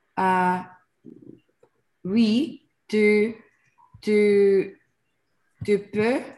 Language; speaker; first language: French; non-native, learner; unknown